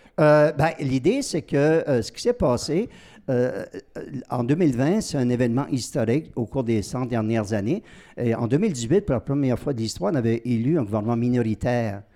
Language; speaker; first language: French; native; French